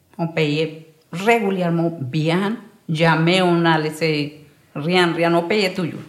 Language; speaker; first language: French; non-native, learner; Spanish